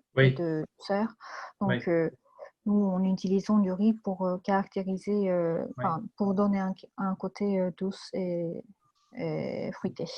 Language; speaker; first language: French; non-native, fluent; Japanese